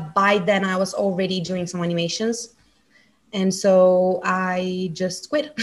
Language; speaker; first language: English; non-native, fluent; Bulgarian